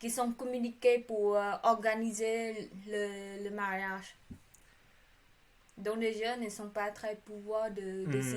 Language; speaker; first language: French; non-native, learner; Khmer